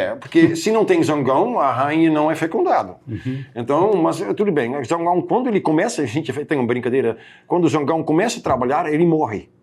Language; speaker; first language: Portuguese; non-native, fluent; Dutch